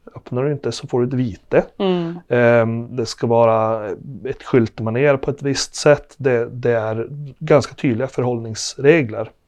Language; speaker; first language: Swedish; native; Swedish